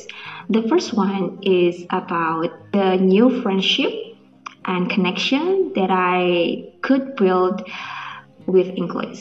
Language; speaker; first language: English; non-native, fluent; Indonesian